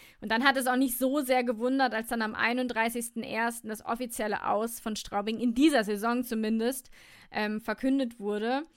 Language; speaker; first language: German; native; German